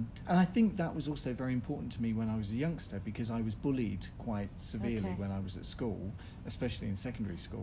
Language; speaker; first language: English; native; English